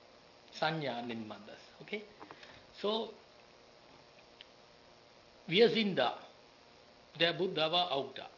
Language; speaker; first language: German; non-native, learner; Sinhala